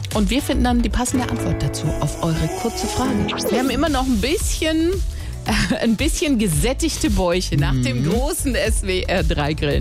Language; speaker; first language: German; native; German